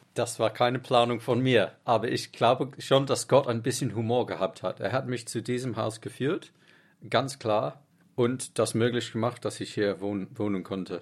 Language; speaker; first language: German; non-native, fluent; English